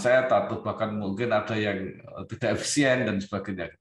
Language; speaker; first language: Indonesian; native; Indonesian